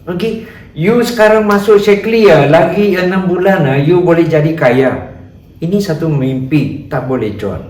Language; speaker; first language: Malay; non-native, local second language; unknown